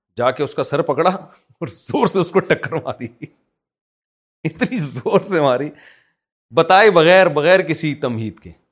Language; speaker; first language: Urdu; native; Urdu